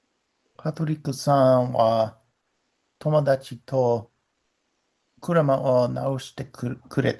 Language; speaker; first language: Japanese; non-native, learner; English